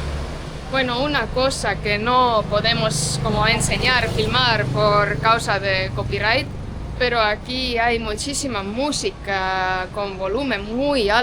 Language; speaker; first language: Spanish; non-native, fluent; Estonian